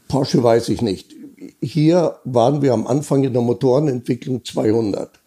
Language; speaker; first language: German; native; German